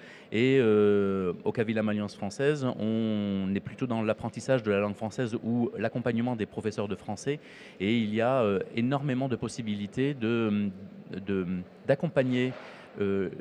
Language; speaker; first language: French; native; French